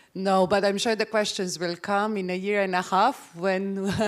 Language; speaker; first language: English; non-native, fluent; Slovenian